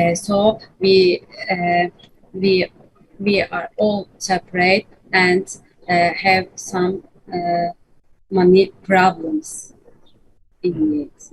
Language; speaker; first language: English; non-native, learner; Turkish